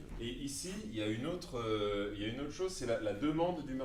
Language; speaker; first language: French; native; French